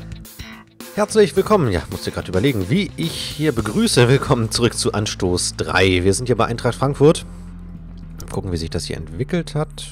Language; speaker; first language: German; native; German